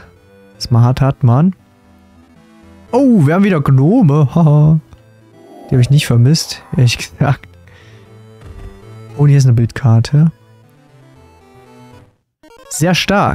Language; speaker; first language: German; native; German